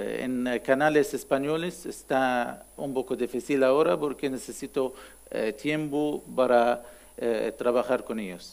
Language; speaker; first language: Spanish; non-native, learner; Arabic